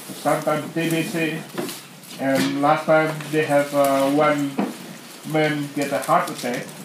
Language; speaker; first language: English; non-native, learner; Indonesian